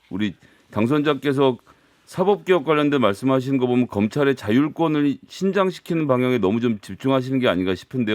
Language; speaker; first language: Korean; native; Korean